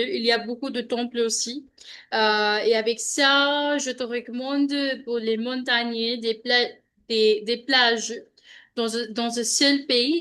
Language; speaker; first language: French; non-native, learner; Hindi